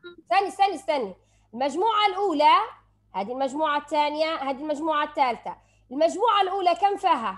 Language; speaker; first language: Arabic; native; Arabic